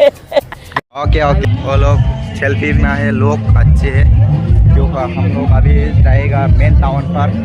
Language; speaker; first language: Hindi; non-native, local second language; Kok Borok